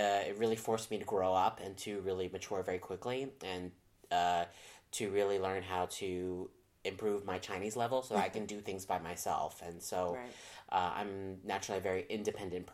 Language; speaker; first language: English; native; English